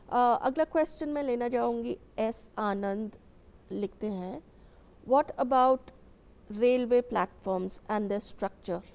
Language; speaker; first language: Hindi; native; Hindi